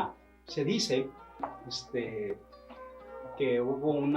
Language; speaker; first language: Spanish; native; Spanish